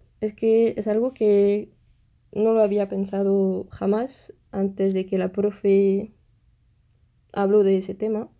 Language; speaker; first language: Spanish; non-native, fluent; French